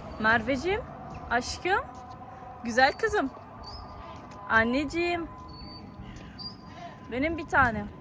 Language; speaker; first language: Turkish; non-native, fluent; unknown